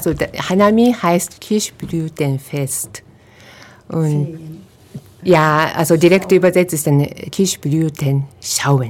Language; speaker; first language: German; non-native, fluent; Japanese